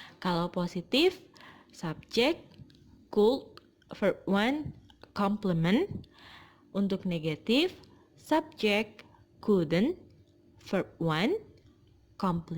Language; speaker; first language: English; non-native, fluent; Indonesian